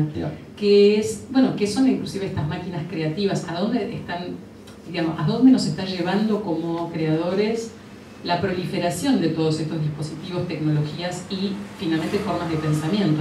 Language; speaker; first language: Spanish; native; Spanish